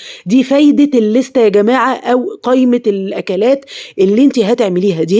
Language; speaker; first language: Arabic; native; Arabic